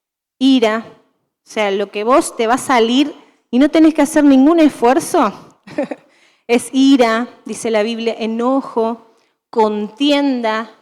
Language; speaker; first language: Spanish; native; Spanish